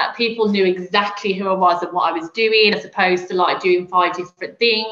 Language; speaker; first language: English; native; English